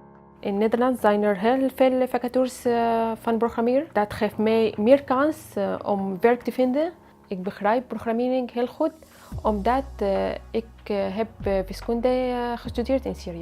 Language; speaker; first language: Dutch; non-native, learner; Arabic